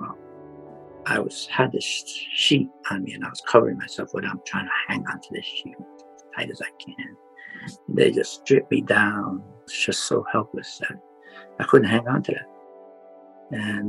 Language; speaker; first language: English; native; English